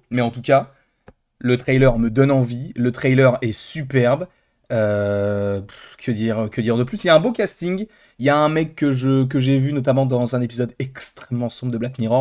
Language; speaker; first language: French; native; French